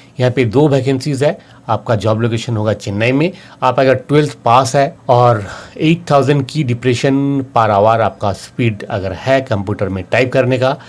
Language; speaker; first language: Hindi; native; Hindi